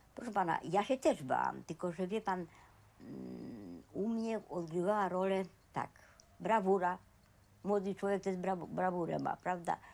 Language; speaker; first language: Polish; native; Polish